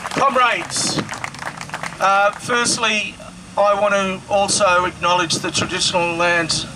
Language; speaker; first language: English; native; English